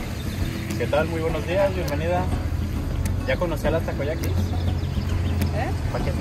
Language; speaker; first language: Spanish; native; Spanish